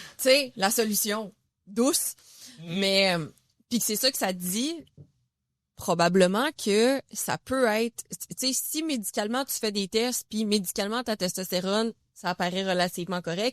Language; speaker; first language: French; native; French